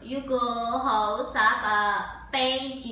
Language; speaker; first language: Cantonese; non-native, learner; Indonesian